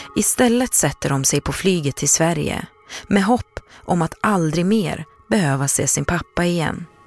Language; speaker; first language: Swedish; native; Swedish